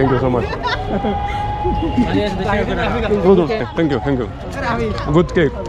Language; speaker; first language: English; non-native, learner; Lithuanian